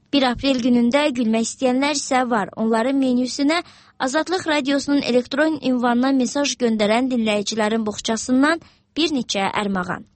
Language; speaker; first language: Azerbaijani; native; Azerbaijani